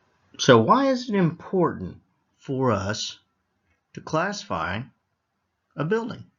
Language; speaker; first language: English; native; English